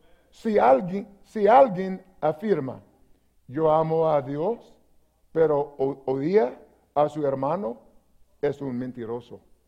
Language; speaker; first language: Spanish; non-native, learner; English